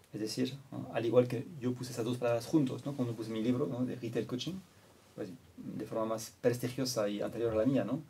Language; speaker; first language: Spanish; non-native, fluent; French